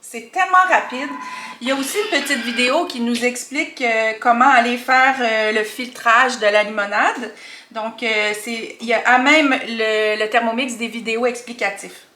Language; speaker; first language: French; native; French